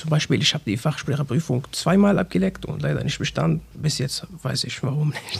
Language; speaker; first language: German; non-native, learner; Arabic